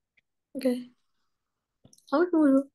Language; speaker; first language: Czech; non-native, learner; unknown